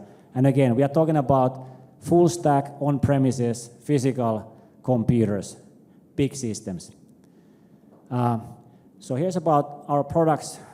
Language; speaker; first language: English; non-native, fluent; Finnish